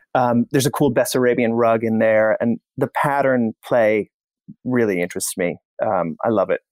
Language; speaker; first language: English; native; English